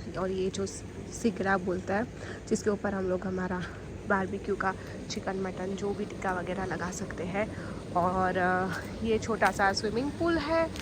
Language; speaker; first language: Hindi; native; Hindi